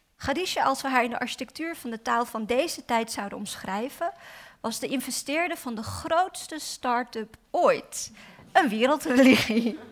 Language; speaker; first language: Dutch; native; Dutch